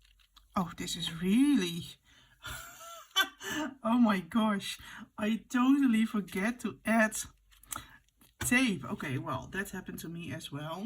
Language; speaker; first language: English; non-native, fluent; Dutch